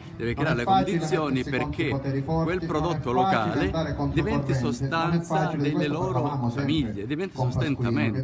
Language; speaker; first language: Italian; native; Italian